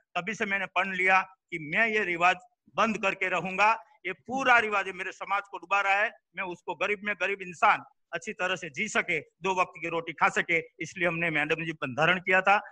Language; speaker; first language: Hindi; non-native, local second language; Gujarati